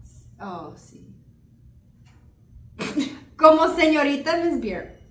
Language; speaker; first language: Spanish; early bilingual, heritage; Spanish